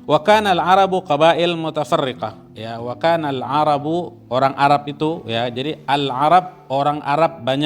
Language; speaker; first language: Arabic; non-native, fluent; Indonesian